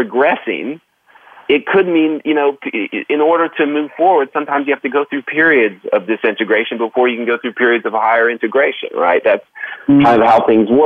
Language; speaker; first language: English; native; English